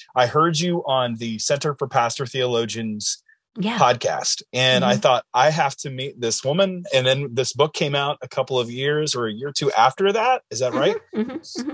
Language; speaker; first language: English; native; English